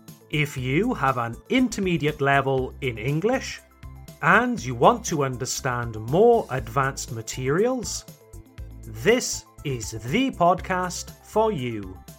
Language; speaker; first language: English; native; English